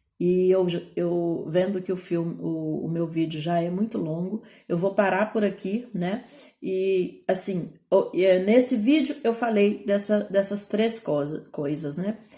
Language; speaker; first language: Portuguese; native; Portuguese